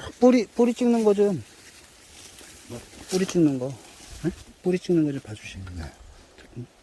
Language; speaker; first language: Korean; native; Korean